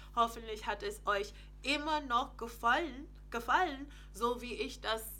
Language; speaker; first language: German; non-native, fluent; English